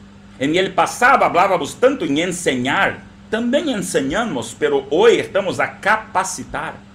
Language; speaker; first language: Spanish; non-native, learner; Portuguese